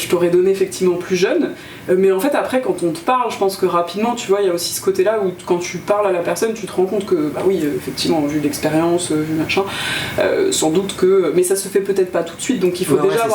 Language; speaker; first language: French; native; French